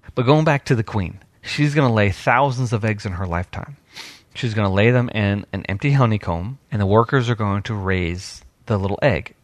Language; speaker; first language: English; native; English